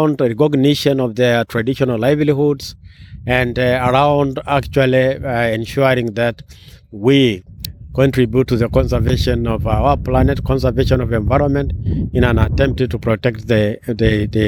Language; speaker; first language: English; non-native, local second language; Masai